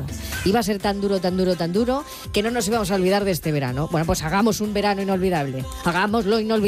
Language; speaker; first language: Spanish; native; Spanish